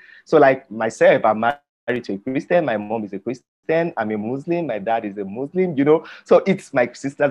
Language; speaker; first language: English; non-native, local second language; Yoruba